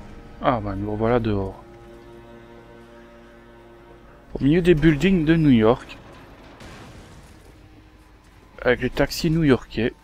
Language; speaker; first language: French; native; French